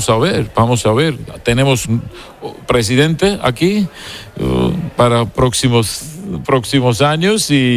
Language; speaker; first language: Spanish; non-native, learner; Georgian